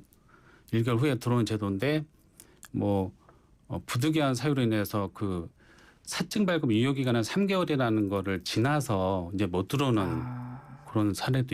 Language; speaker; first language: Korean; native; Korean